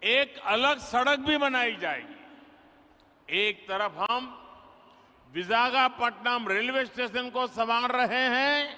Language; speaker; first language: Hindi; non-native, local second language; Gujarati